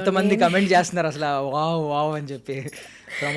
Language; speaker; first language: Telugu; native; Telugu